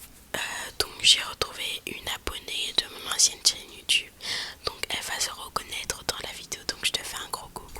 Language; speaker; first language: French; native; French